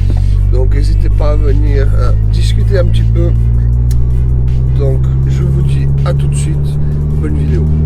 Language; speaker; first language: French; native; French